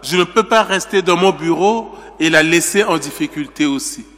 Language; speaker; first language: French; non-native, local second language; Sango